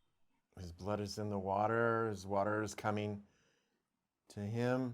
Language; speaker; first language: English; native; English